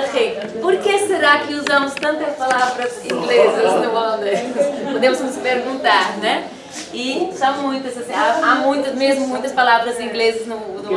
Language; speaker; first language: Portuguese; non-native, fluent; Dutch